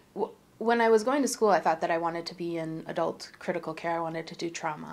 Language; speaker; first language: English; native; English